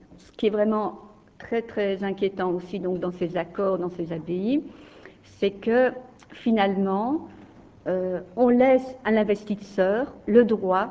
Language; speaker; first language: French; native; French